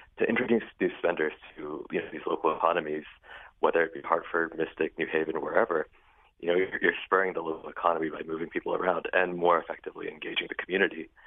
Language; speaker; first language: English; native; English